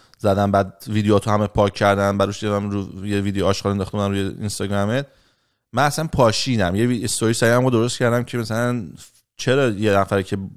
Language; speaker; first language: Persian; native; Persian